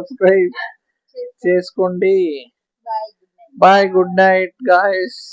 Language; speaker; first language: Telugu; non-native, learner; Kannada